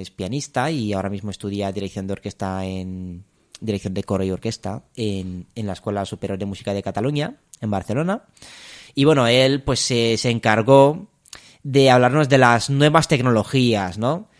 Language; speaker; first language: Spanish; non-native, fluent; Romanian